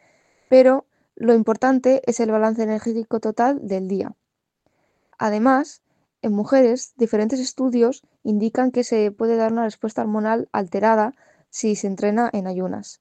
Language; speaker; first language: Spanish; native; Spanish